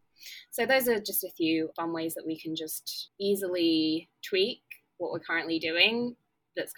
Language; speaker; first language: English; native; English